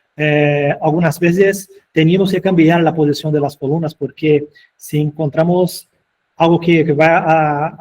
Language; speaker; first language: Spanish; non-native, fluent; Portuguese